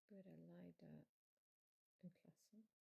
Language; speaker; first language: German; non-native, learner; English